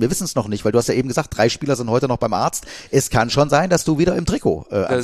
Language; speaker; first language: German; native; German